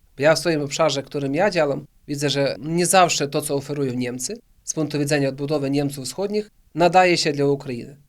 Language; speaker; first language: Polish; early bilingual, heritage; Polish